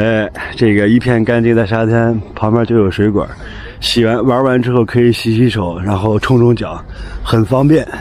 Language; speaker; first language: Chinese; native; Chinese